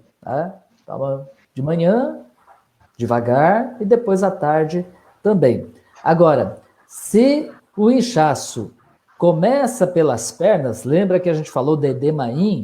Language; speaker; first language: Portuguese; native; Portuguese